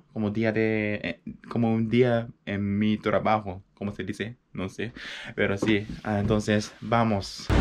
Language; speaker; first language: Spanish; non-native, learner; Japanese